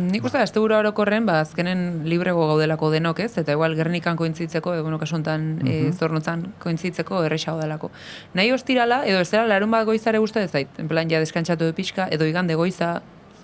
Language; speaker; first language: Basque; native; Basque